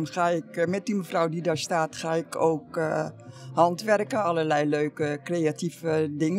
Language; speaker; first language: Dutch; native; Dutch